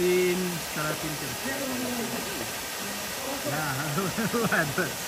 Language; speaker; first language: Arabic; non-native, learner; Bangla